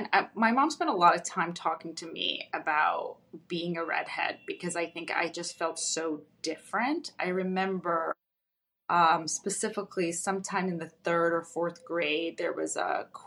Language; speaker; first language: English; early bilingual, other home language; Russian